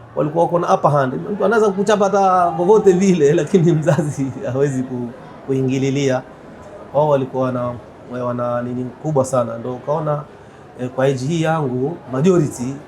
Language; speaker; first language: Swahili; native; Swahili